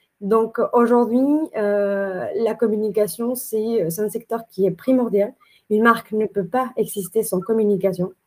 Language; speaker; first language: French; non-native, fluent; Spanish